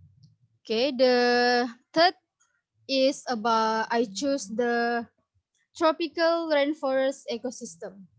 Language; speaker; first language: English; non-native, learner; Indonesian